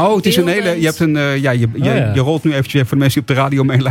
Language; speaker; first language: Dutch; native; Dutch